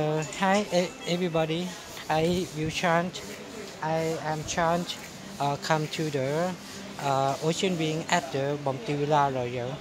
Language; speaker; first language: English; non-native, learner; Thai